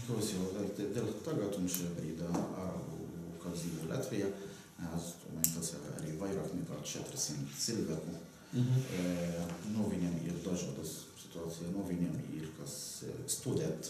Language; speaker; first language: Latvian; non-native, learner; Arabic